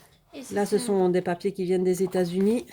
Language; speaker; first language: French; native; French